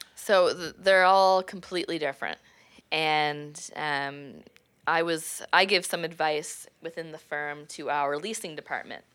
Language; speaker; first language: English; native; English